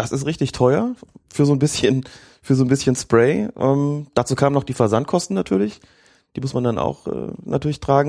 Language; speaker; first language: German; native; German